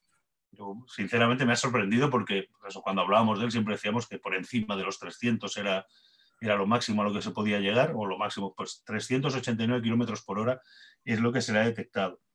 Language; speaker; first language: Spanish; native; Spanish